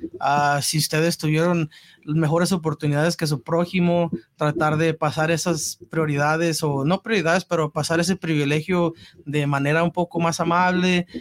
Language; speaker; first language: Spanish; early bilingual, heritage; Spanish